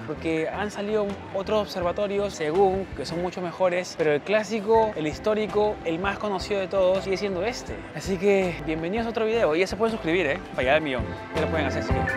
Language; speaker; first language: Spanish; native; Spanish